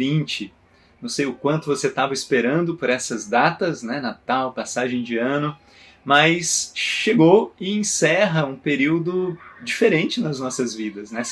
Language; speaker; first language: Portuguese; native; Portuguese